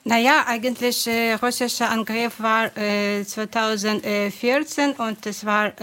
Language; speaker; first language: German; non-native, fluent; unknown